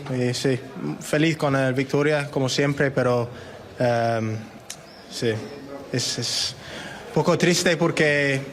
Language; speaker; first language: Spanish; non-native, learner; English